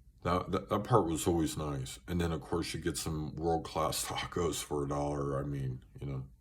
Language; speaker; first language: English; native; English